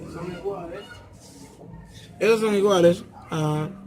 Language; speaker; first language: Spanish; native; Spanish